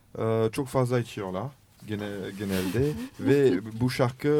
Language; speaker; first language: Turkish; non-native, learner; French